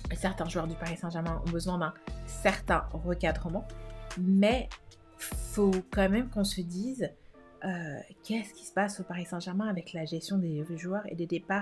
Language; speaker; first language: French; native; French